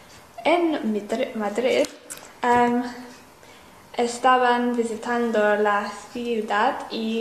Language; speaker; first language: Spanish; non-native, learner; English